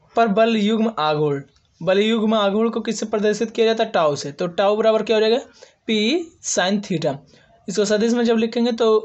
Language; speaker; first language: Hindi; native; Hindi